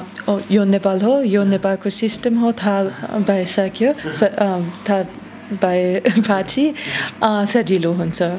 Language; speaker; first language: Nepali; non-native, learner; German